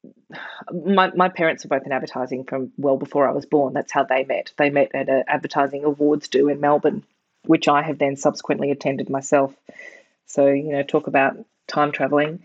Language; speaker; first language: English; native; English